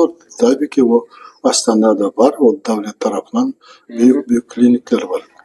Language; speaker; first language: Turkish; non-native, learner; Kazakh